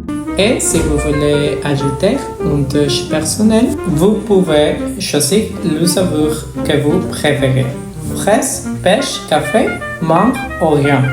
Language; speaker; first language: French; non-native, learner; Spanish